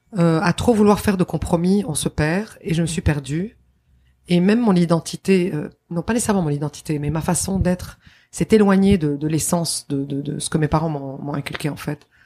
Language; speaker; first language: French; non-native, local second language; Arabic